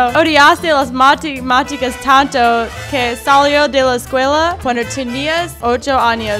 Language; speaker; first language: Spanish; non-native, learner; English